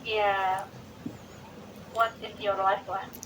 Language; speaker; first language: English; non-native, learner; Indonesian